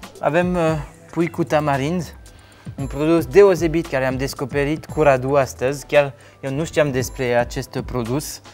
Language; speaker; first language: Romanian; non-native, fluent; French